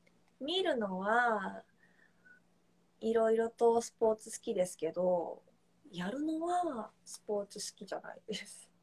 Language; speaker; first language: Japanese; non-native, fluent; Korean